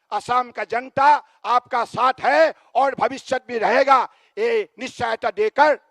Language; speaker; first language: Hindi; non-native, local second language; Assamese